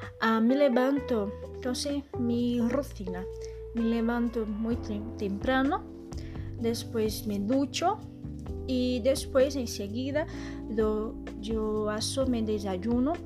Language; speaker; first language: Spanish; non-native, learner; Portuguese